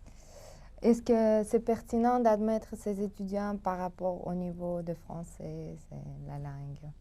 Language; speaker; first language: French; non-native, learner; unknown